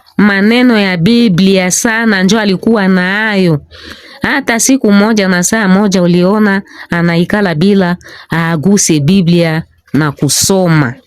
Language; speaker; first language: Swahili; non-native, local second language; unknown